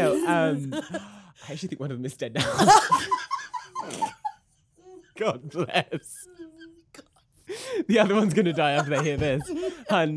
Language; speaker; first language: English; native; English